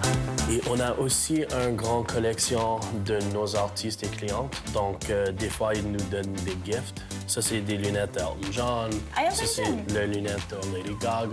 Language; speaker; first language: French; non-native, local second language; English